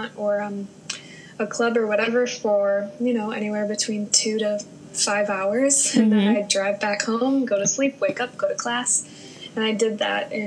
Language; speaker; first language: English; native; English